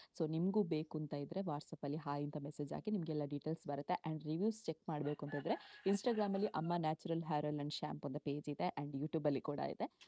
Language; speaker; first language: Kannada; non-native, local second language; Tulu